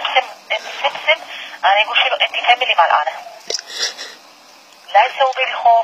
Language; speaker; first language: Arabic; non-native, learner; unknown